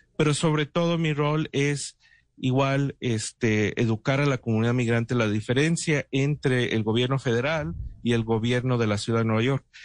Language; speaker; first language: Spanish; early bilingual, heritage; Spanish